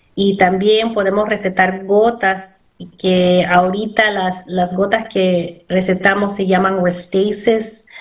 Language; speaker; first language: Spanish; early bilingual, heritage; Spanish